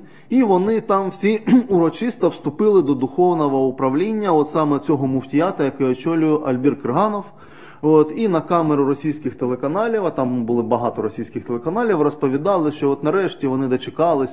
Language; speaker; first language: Ukrainian; native; Ukrainian